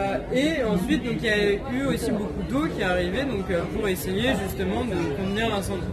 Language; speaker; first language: French; native; French